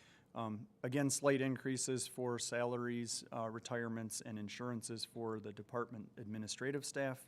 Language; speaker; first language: English; native; English